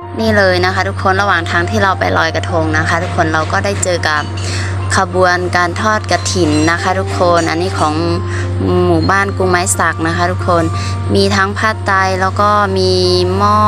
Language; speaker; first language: Thai; non-native, local second language; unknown